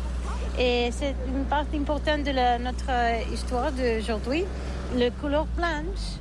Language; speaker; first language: French; non-native, learner; Catalan